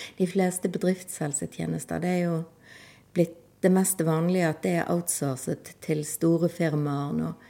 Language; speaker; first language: Norwegian; native; Norwegian